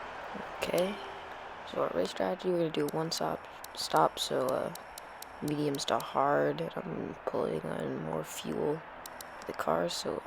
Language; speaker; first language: English; native; English